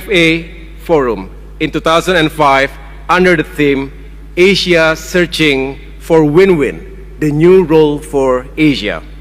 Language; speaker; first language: English; non-native, fluent; Indonesian